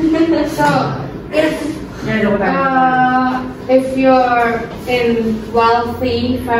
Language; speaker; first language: English; non-native, learner; Indonesian